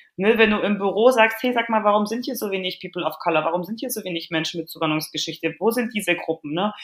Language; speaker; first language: German; early bilingual, other home language; Polish